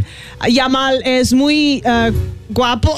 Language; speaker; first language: Spanish; non-native, learner; Portuguese